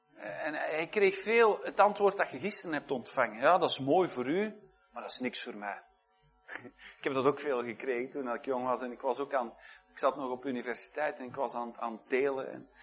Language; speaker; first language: Dutch; native; Dutch